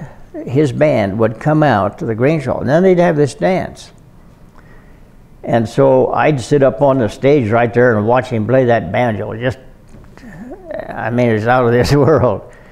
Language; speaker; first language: English; native; English